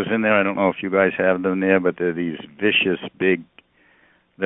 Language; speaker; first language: English; native; English